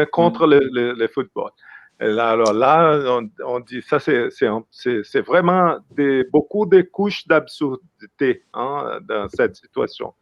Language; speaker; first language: French; non-native, fluent; Portuguese